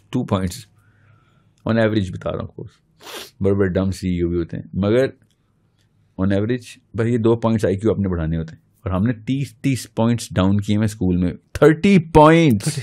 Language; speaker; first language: Urdu; native; Urdu